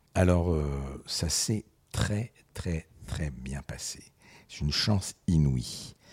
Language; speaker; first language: French; early bilingual, other home language; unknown